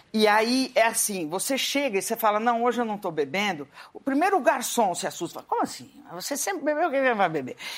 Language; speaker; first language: Portuguese; native; Portuguese